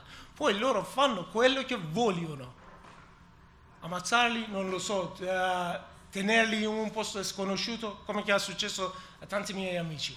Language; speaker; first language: Italian; non-native, learner; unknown